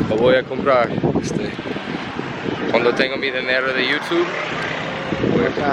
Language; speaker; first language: Spanish; non-native, learner; English